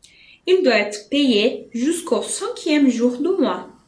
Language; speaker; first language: French; non-native, fluent; Portuguese